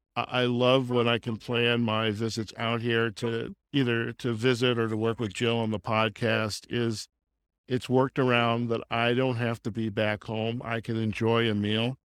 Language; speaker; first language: English; native; English